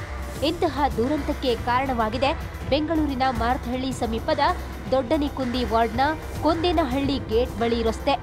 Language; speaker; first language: Kannada; native; Kannada